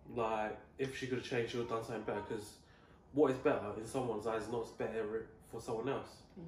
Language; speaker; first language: English; native; English